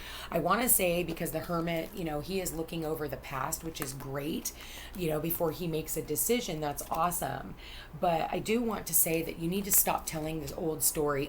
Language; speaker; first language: English; native; English